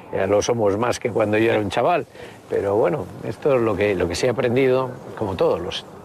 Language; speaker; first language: Spanish; native; Spanish